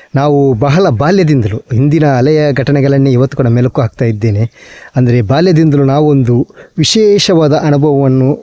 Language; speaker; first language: Kannada; non-native, local second language; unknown